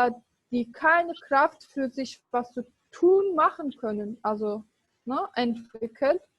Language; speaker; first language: German; non-native, fluent; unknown